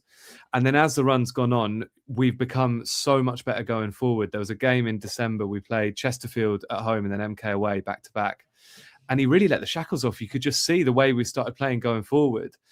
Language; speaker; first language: English; native; English